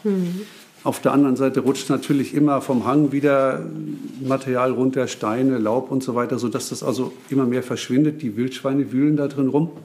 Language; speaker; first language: German; native; German